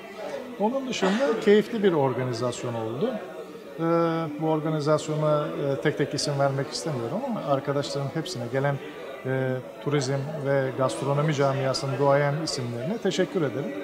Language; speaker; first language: Turkish; native; Turkish